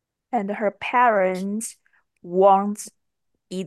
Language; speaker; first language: English; non-native, learner; Chinese